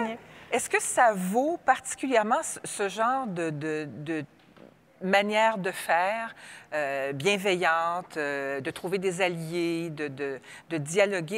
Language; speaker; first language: French; native; French